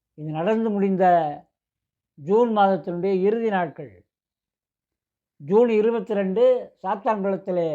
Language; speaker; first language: Tamil; native; Tamil